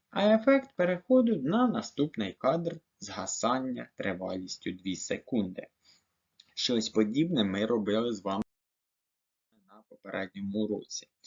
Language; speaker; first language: Ukrainian; native; Ukrainian